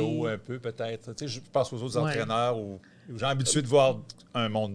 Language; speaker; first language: French; native; French